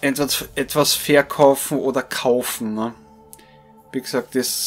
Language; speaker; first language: German; native; German